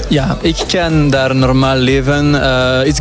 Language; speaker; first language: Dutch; non-native, local second language; French